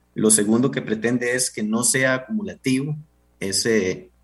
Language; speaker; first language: Spanish; native; Spanish